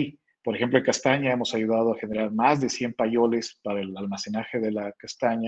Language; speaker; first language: Spanish; native; Spanish